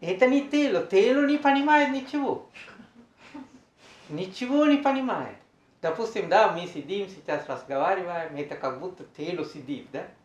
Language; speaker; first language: Russian; non-native, learner; Sinhala